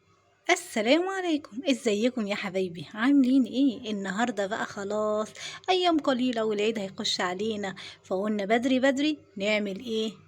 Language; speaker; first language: Arabic; native; Arabic